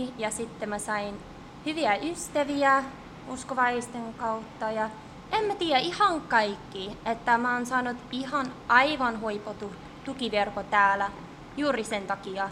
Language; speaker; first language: Finnish; early bilingual, heritage; English